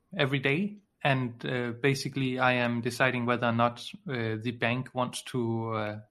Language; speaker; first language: English; non-native, fluent; Danish